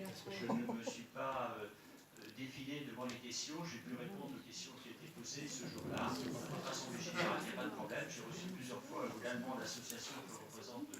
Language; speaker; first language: French; native; French